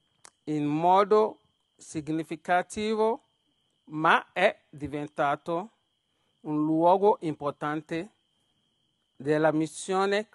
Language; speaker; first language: Italian; non-native, learner; Yoruba